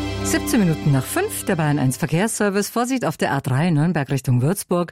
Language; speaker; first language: German; native; German